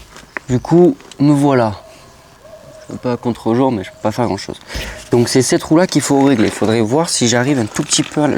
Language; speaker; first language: French; native; French